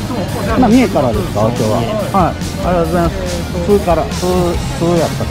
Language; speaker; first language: Japanese; native; Japanese